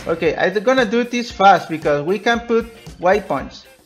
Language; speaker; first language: English; non-native, learner; Spanish